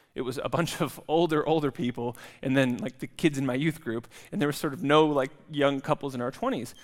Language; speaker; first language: English; native; English